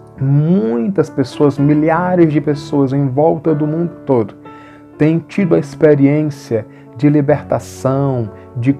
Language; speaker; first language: Portuguese; native; Portuguese